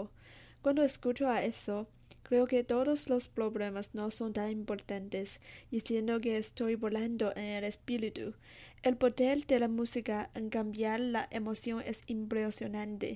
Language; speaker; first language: Spanish; non-native, learner; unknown